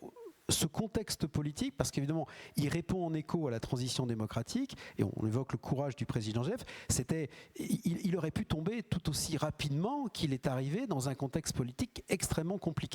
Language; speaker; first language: French; native; French